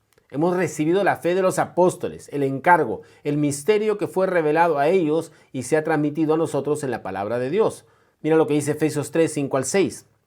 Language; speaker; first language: Spanish; native; Spanish